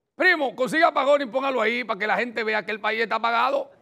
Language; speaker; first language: Spanish; native; Spanish